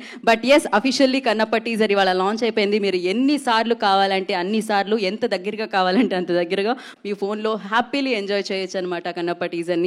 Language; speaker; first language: Telugu; native; Telugu